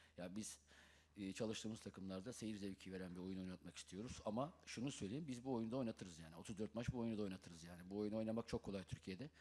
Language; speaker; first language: Turkish; native; Turkish